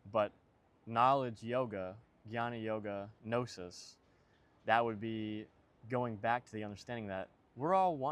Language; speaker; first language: English; native; English